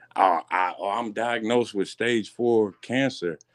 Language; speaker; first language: English; native; English